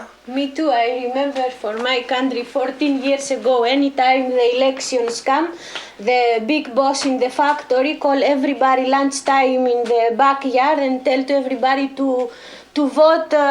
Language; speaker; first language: English; non-native, learner; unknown